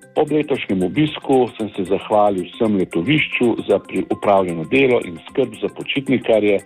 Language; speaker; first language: Slovenian; native; Slovenian